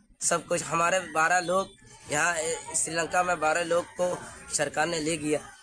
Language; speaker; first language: Hindi; non-native, learner; Rohingya